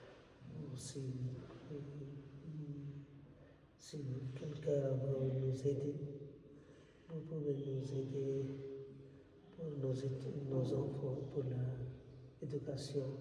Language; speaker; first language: French; non-native, fluent; Bangla